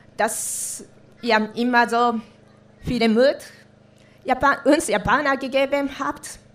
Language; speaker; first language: German; non-native, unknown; Japanese